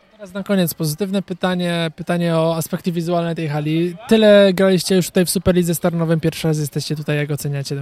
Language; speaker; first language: Polish; native; Polish